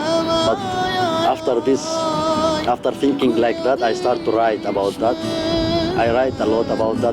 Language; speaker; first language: English; non-native, fluent; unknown